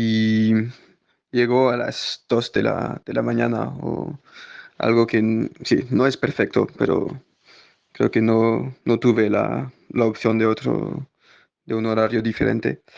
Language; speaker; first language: Spanish; non-native, learner; French